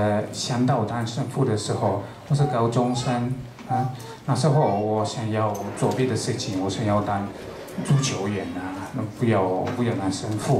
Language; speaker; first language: Chinese; non-native, fluent; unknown